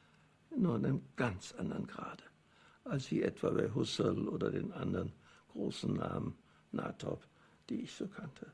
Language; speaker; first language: German; native; German